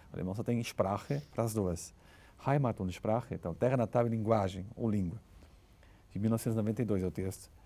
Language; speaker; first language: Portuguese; native; Portuguese